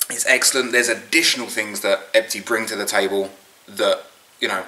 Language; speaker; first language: English; native; English